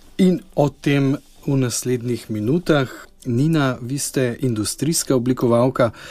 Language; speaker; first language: Slovenian; native; Slovenian